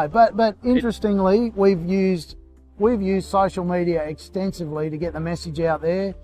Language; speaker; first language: English; native; English